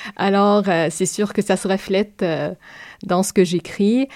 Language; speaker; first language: French; non-native, fluent; Arabic